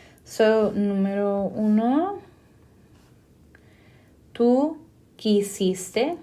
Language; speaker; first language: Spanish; non-native, fluent; English